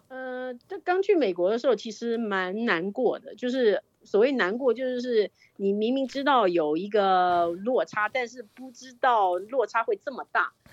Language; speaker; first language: Chinese; native; Chinese